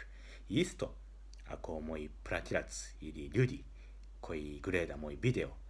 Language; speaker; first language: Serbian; non-native, learner; Japanese